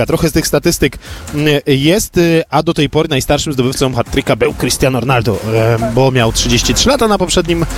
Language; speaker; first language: Polish; native; Polish